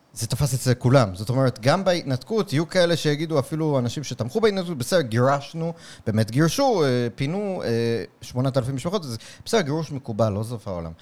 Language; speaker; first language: Hebrew; native; Hebrew